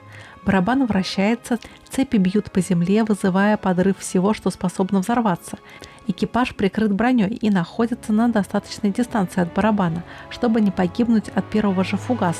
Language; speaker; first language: Russian; native; Russian